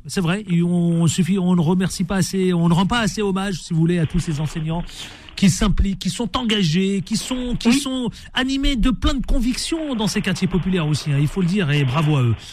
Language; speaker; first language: French; native; French